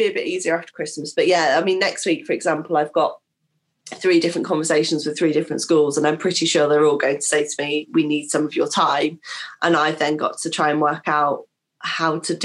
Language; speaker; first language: English; native; English